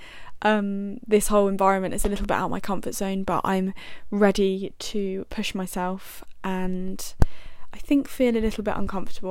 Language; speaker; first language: English; native; English